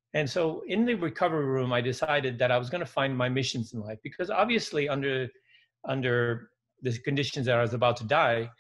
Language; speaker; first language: English; early bilingual, other home language; Dutch